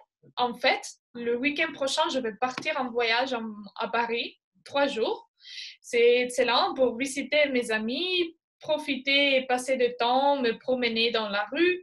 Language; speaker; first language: French; non-native, fluent; Spanish